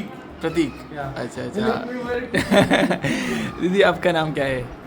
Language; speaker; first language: Hindi; non-native, local second language; Malayalam